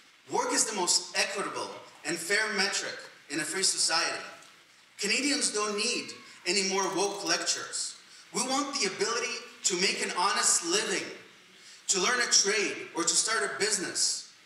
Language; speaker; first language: English; non-native, fluent; Russian